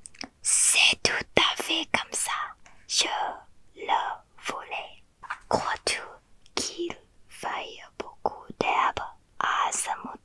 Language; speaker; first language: French; non-native, learner; Thai